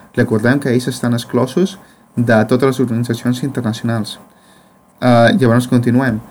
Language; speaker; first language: Catalan; non-native, fluent; Spanish